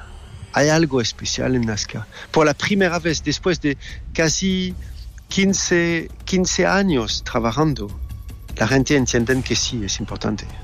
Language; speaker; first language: Spanish; non-native, fluent; French